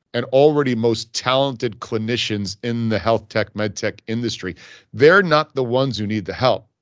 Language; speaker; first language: English; native; English